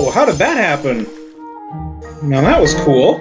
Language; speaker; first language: English; native; English